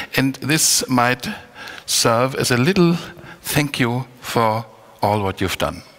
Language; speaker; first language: English; non-native, fluent; German